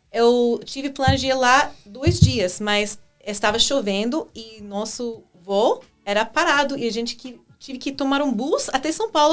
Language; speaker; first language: Portuguese; non-native, fluent; English